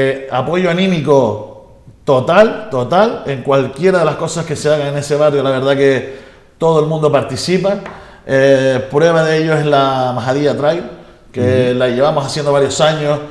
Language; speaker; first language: Spanish; native; Spanish